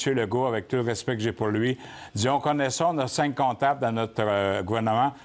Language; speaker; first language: French; native; French